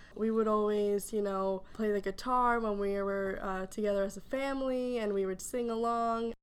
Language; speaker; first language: English; early bilingual, other home language; Spanish